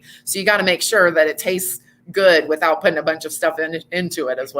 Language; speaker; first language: English; native; English